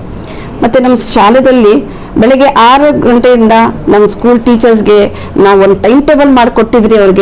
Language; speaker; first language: Kannada; non-native, local second language; Urdu